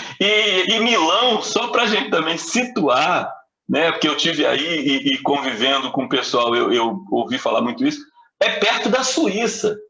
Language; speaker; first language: Portuguese; native; Portuguese